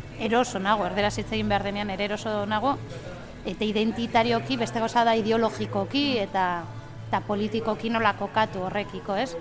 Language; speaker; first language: Basque; non-native, local second language; Spanish